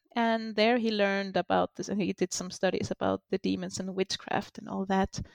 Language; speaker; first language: English; non-native, fluent; Icelandic